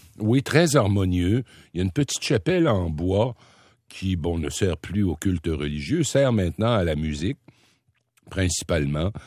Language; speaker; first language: French; native; French